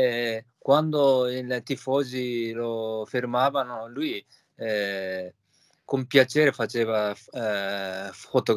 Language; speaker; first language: Italian; non-native, fluent; Japanese